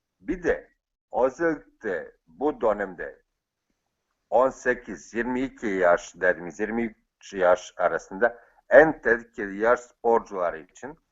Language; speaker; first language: Turkish; non-native, fluent; Bosnian